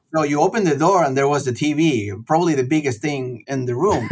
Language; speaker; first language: English; non-native, fluent; Spanish